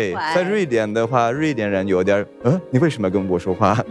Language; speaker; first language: Chinese; non-native, fluent; Swedish